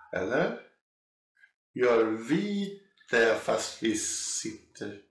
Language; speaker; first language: Swedish; native; Swedish